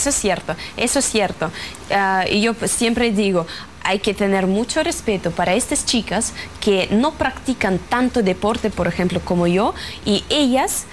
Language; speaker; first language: Spanish; non-native, fluent; Russian